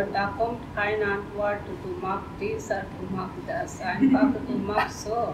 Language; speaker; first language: German; non-native, learner; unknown